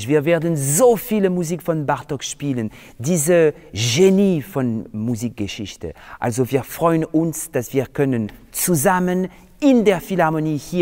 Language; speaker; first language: German; non-native, fluent; French